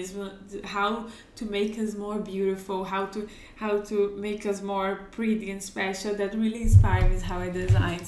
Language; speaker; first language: English; non-native, fluent; Portuguese